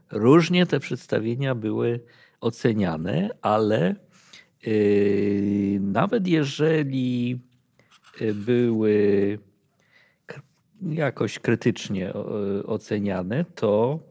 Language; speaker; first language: Polish; native; Polish